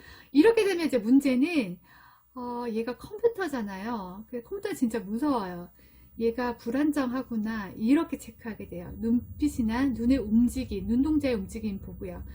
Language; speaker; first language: Korean; native; Korean